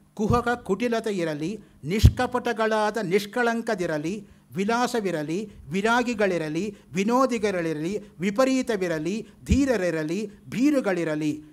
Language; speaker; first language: Kannada; native; Kannada